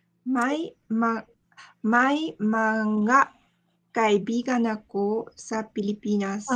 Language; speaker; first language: Filipino; non-native, learner; Japanese